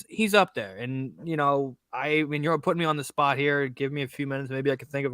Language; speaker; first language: English; native; English